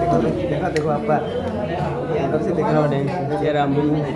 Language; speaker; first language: Hindi; non-native, local second language; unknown